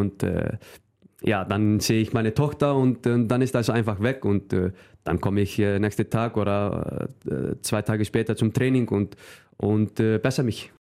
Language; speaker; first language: German; non-native, fluent; Icelandic